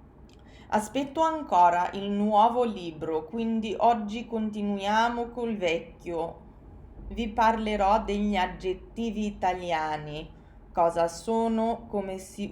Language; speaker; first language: Italian; non-native, fluent; English